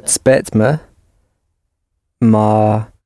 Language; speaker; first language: Dutch; non-native, learner; English